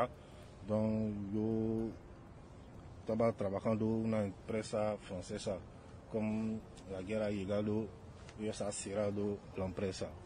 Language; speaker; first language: Spanish; non-native, learner; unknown